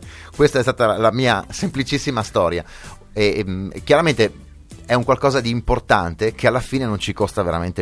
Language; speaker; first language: Italian; native; Italian